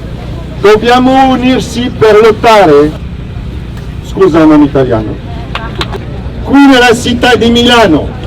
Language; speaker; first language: Italian; non-native, learner; French